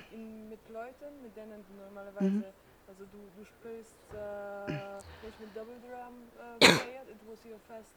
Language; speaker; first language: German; non-native, learner; Polish